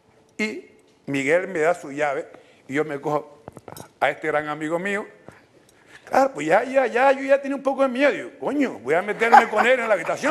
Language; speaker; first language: Spanish; native; Spanish